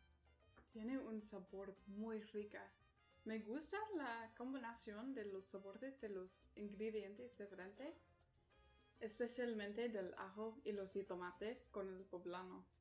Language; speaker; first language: Spanish; non-native, learner; English